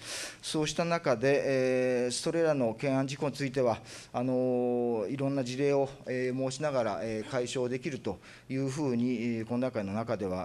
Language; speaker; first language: Japanese; native; Japanese